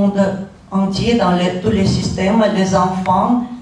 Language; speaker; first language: French; non-native, fluent; Russian